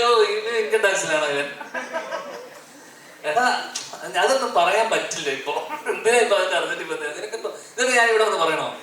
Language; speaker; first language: Malayalam; native; Malayalam